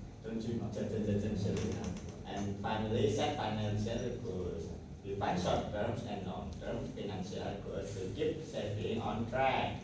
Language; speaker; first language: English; non-native, learner; Indonesian